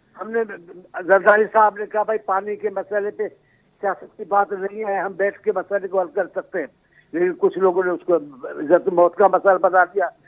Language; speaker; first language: Urdu; non-native, local second language; Sindhi